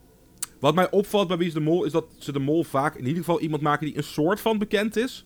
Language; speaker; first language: Dutch; native; Dutch